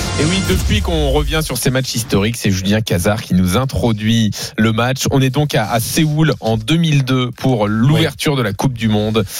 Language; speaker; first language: French; native; French